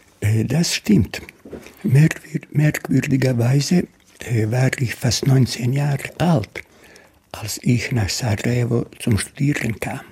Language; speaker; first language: German; non-native, fluent; Bosnian